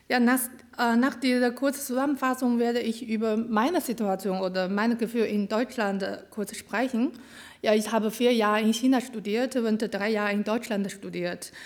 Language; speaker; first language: German; non-native, learner; Chinese